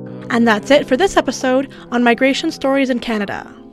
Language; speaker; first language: English; native; English